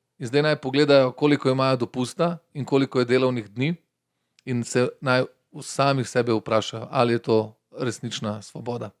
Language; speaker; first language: Slovenian; early bilingual, other home language; Bosnian